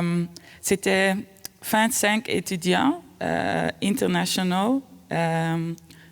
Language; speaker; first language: French; non-native, fluent; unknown